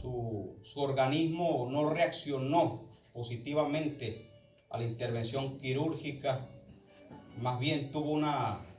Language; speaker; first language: Spanish; native; Spanish